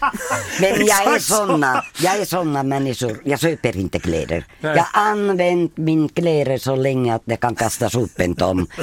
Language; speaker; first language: Swedish; non-native, fluent; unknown